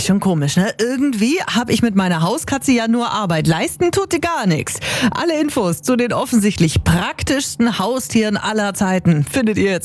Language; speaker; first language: German; native; German